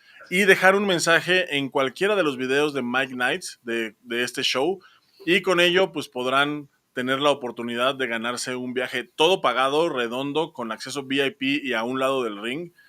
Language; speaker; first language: Spanish; native; Spanish